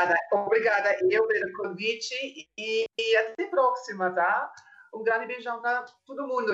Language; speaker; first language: Portuguese; non-native, fluent; German